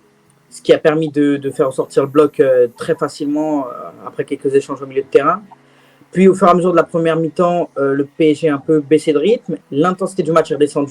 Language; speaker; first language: French; native; French